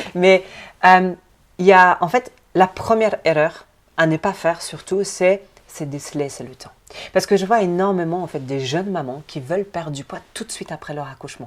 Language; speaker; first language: French; non-native, fluent; Polish